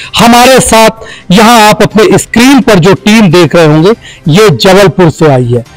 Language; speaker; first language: Hindi; native; Hindi